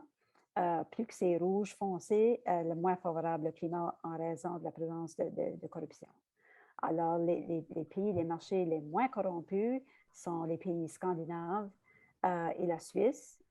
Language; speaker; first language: French; native; French